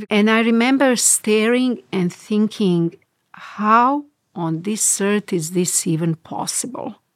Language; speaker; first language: English; non-native, fluent; Bosnian